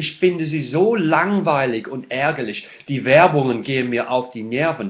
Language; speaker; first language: German; non-native, fluent; English